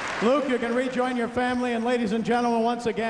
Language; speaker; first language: English; native; English